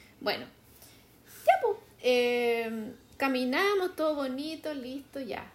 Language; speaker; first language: Spanish; native; Spanish